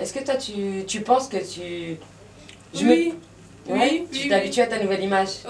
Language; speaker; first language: French; native; French